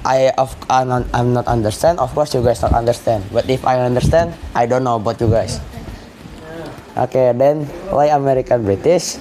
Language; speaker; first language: English; non-native, learner; Indonesian